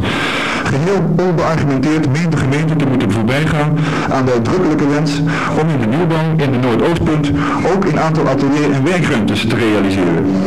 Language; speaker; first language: Dutch; native; Dutch